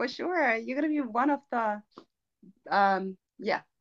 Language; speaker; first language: English; non-native, local second language; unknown